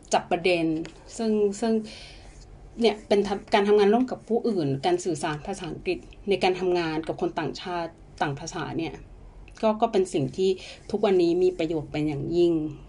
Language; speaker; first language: Thai; native; Thai